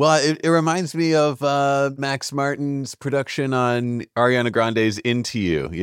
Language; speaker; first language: English; native; English